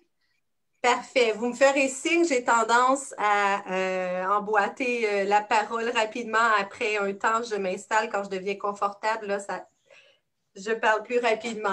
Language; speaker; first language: French; native; French